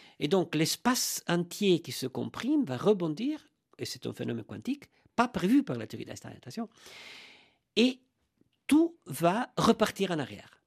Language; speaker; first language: French; non-native, fluent; Italian